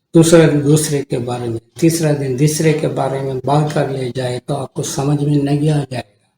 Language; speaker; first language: Hindi; non-native, local second language; Tamil